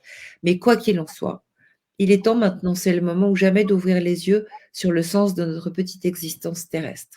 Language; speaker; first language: French; native; French